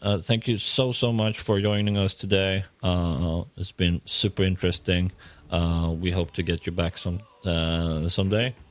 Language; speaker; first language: English; non-native, fluent; Swedish